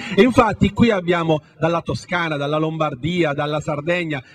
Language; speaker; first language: Italian; native; Italian